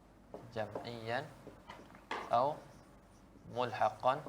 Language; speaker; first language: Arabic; non-native, fluent; Malay